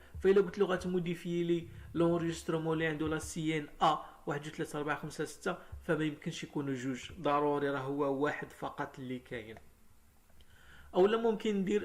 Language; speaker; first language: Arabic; native; Arabic